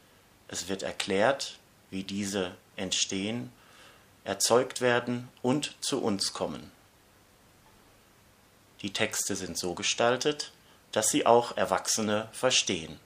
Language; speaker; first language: German; native; German